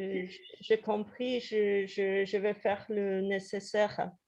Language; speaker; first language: French; non-native, fluent; Polish